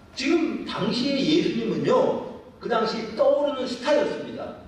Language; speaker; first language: Korean; native; Korean